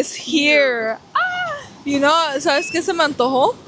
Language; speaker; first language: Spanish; early bilingual, heritage; English